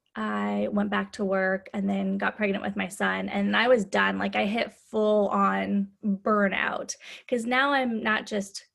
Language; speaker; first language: English; native; English